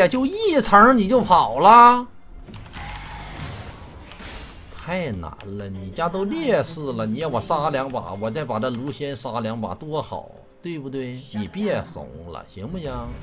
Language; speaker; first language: Chinese; native; Chinese